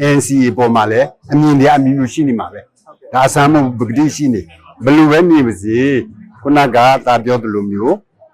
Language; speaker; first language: Burmese; non-native, local second language; S'gaw Karen